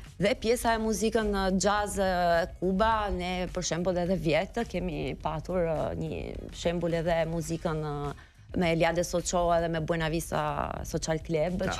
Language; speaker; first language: Albanian; non-native, fluent; Italian